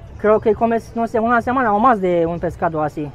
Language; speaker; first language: Spanish; non-native, learner; Romanian